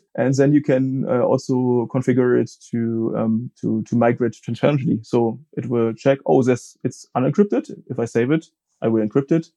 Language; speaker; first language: English; non-native, fluent; German